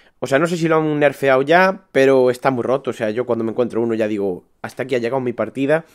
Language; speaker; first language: Spanish; native; Spanish